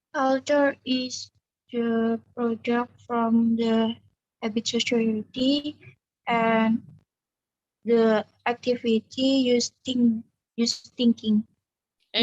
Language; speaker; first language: English; non-native, learner; Indonesian